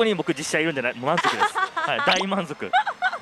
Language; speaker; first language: Japanese; native; Japanese